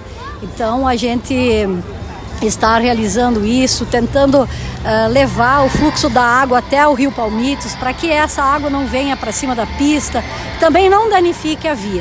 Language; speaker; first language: Portuguese; native; Portuguese